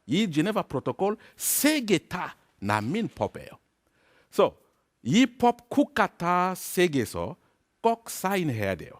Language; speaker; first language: Korean; non-native, learner; French